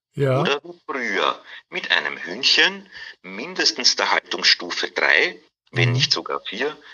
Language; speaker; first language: German; native; German